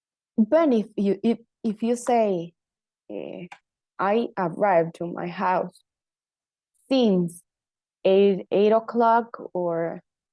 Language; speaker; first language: English; non-native, fluent; Spanish